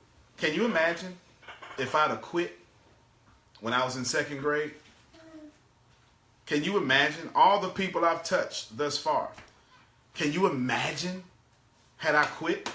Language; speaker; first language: English; native; English